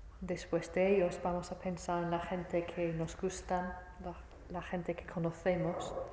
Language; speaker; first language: Spanish; non-native, fluent; English